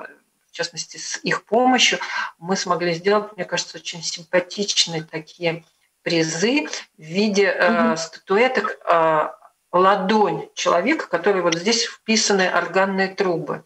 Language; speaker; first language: Russian; native; Russian